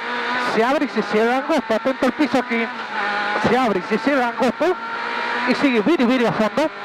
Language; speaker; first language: Spanish; native; Spanish